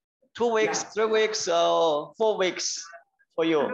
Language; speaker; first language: English; non-native, learner; Chinese